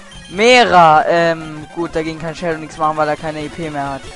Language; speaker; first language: German; native; German